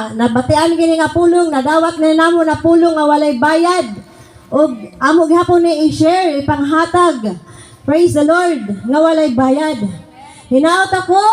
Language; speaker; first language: Cebuano; non-native, local second language; Waray